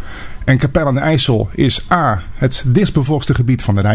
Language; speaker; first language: Dutch; native; Dutch